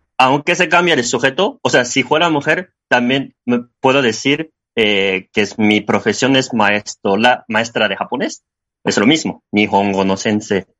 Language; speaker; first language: Spanish; non-native, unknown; Japanese